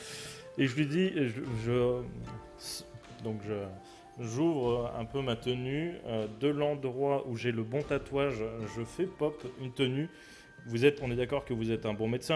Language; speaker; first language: French; native; French